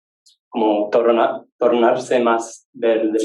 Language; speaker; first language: Spanish; non-native, learner; English